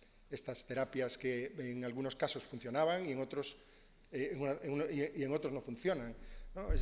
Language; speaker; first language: Spanish; native; Spanish